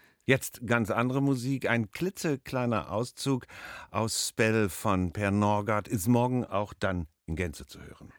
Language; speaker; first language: German; native; German